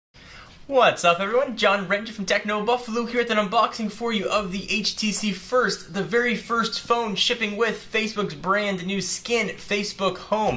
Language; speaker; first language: English; native; English